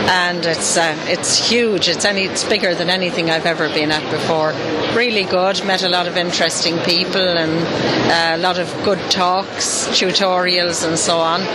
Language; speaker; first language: English; native; English